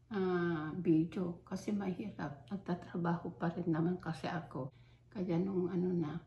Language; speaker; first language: Filipino; non-native, local second language; Iloko